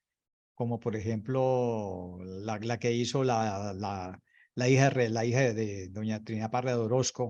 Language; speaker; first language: Spanish; native; Spanish